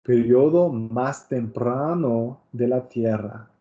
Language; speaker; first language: Spanish; non-native, learner; English